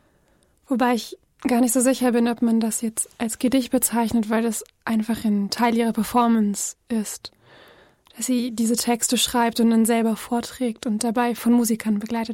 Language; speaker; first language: German; native; German